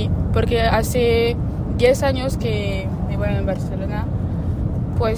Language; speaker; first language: Spanish; non-native, learner; French